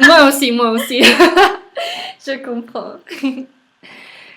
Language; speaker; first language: French; non-native, learner; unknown